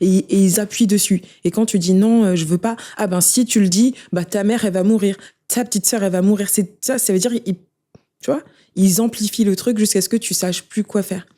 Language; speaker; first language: French; early bilingual, other home language; Haitian Creole